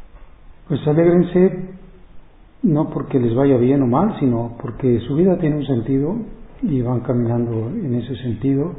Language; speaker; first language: Spanish; native; Spanish